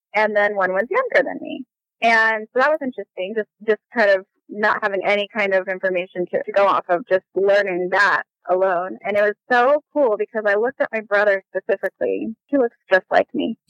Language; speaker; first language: English; native; English